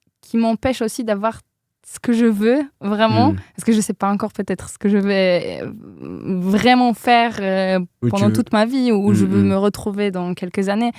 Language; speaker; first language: French; non-native, fluent; Polish